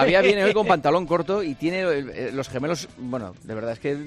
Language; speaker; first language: Spanish; native; Spanish